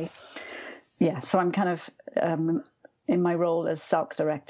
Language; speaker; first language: English; native; English